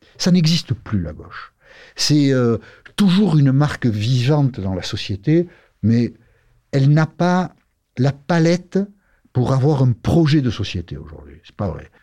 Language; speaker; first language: French; non-native, local second language; Basque